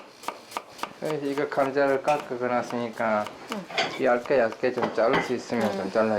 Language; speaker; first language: Korean; non-native, learner; Turkish